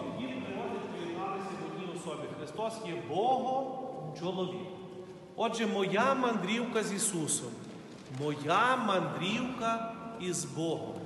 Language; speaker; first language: Ukrainian; native; Ukrainian